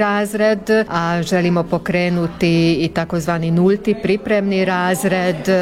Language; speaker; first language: Croatian; early bilingual, heritage; Croatian